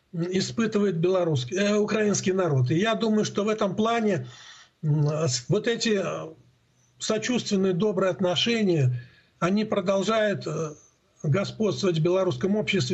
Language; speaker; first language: Russian; native; Russian